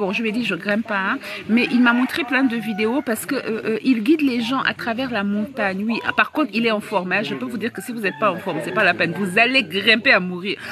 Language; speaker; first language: French; native; French